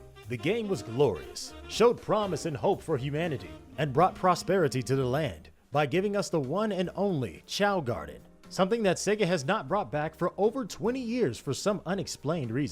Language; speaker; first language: English; native; English